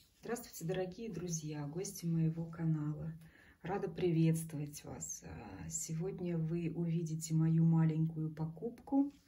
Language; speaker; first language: Russian; native; Russian